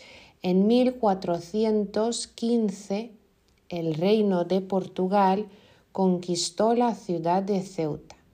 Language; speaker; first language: Spanish; non-native, fluent; Lithuanian